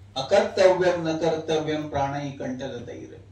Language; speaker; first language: Hindi; non-native, local second language; Marathi